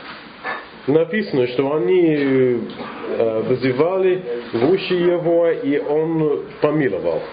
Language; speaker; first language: Russian; non-native, fluent; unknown